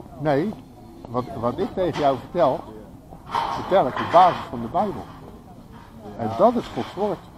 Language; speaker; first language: Dutch; native; Dutch